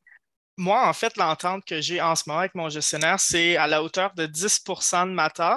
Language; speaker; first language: French; native; French